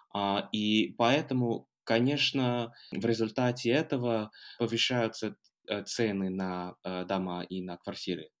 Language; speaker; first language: Russian; non-native, fluent; English